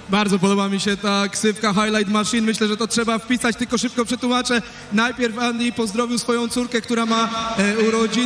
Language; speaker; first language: Polish; native; Polish